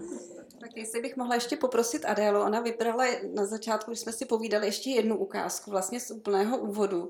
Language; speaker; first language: Czech; native; Czech